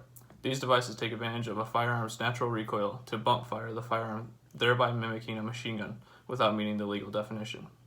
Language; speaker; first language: English; native; English